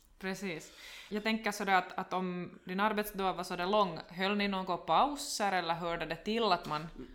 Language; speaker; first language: Swedish; native; Swedish